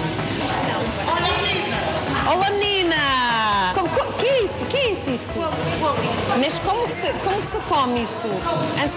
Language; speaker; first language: Portuguese; non-native, learner; French